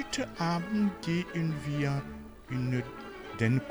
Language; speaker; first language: German; non-native, fluent; Rundi